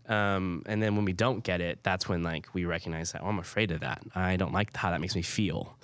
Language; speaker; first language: English; early bilingual, other home language; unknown